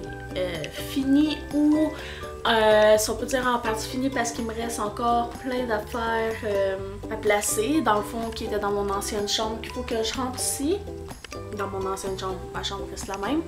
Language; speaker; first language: French; native; French